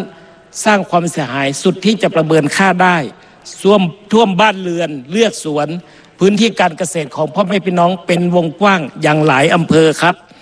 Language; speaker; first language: Thai; native; Thai